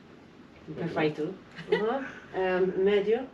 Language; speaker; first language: Portuguese; non-native, learner; English